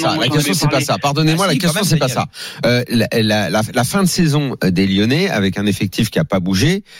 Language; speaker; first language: French; native; French